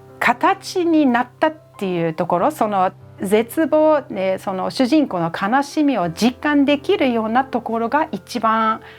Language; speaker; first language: Japanese; non-native, fluent; German